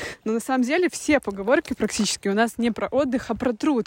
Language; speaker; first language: Russian; native; Russian